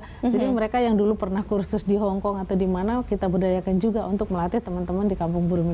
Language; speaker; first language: Indonesian; native; Indonesian